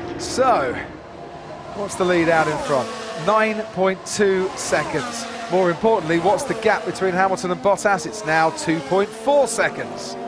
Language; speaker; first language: English; native; English